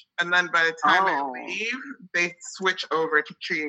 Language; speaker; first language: English; early bilingual, other home language; Akan